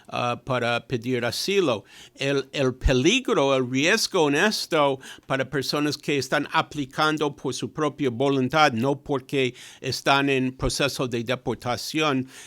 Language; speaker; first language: Spanish; non-native, fluent; English